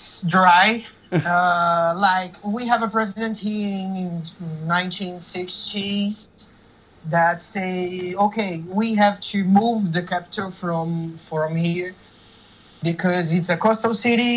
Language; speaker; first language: English; non-native, learner; Portuguese